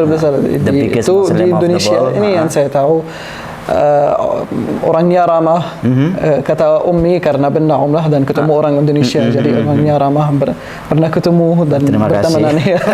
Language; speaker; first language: Indonesian; non-native, learner; Arabic